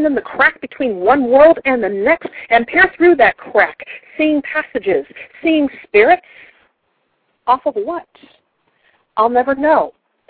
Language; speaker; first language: English; native; English